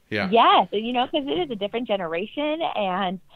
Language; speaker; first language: English; native; English